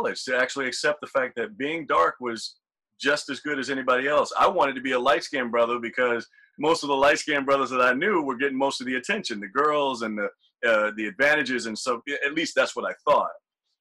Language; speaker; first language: English; native; English